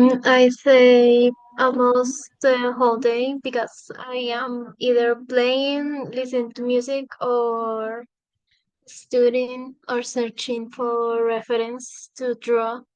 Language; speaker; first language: English; non-native, learner; Spanish